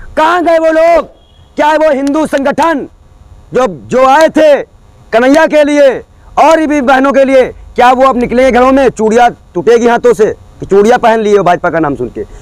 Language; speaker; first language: Hindi; native; Hindi